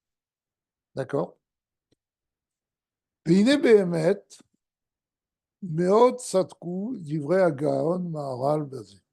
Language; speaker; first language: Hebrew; non-native, fluent; French